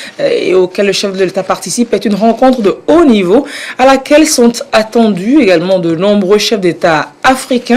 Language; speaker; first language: French; native; French